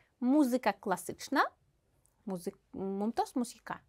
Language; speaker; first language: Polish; non-native, fluent; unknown